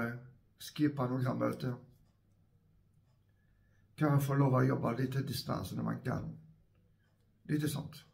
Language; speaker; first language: Swedish; non-native, fluent; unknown